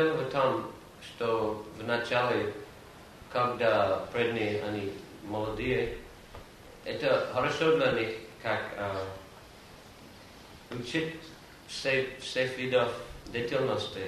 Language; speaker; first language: Russian; non-native, fluent; English